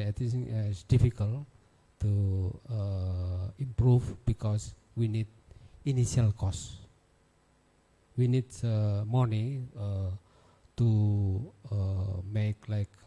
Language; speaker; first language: English; non-native, learner; Indonesian